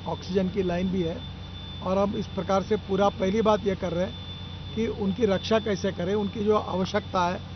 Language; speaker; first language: Hindi; non-native, local second language; Marathi